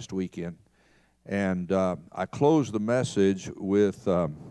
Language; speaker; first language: English; native; English